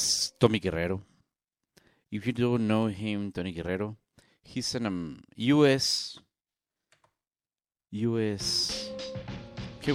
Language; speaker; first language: English; non-native, fluent; Spanish